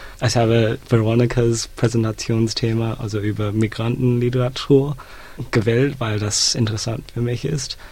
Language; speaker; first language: German; non-native, fluent; Chinese